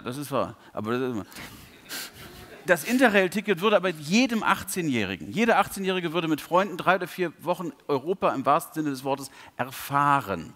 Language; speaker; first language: German; native; German